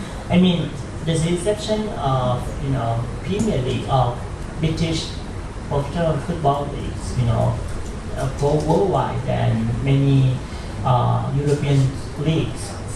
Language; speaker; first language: English; non-native, fluent; Thai